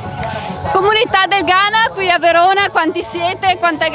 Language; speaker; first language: Italian; native; Italian